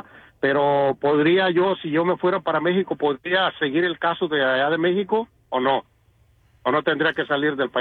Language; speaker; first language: Spanish; native; Spanish